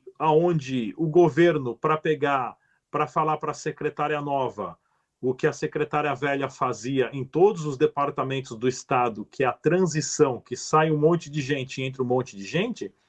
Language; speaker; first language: Portuguese; native; Portuguese